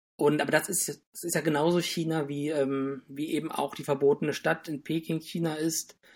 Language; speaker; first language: German; native; German